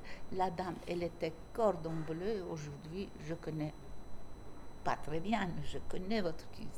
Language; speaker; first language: French; non-native, fluent; Turkish